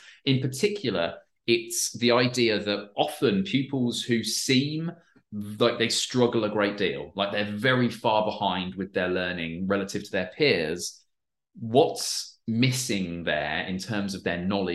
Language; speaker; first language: English; native; English